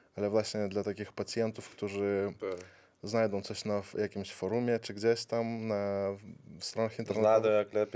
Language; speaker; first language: Polish; early bilingual, heritage; Polish